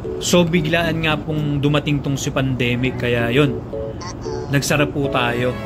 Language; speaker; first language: Filipino; native; Filipino